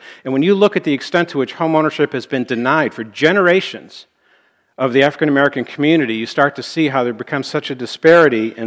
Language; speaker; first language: English; native; English